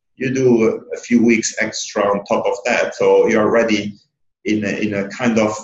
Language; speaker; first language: English; non-native, fluent; Italian